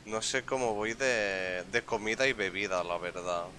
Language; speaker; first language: Spanish; non-native, local second language; Catalan